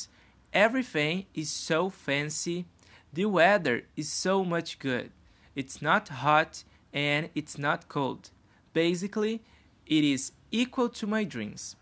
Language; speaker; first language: English; non-native, learner; Portuguese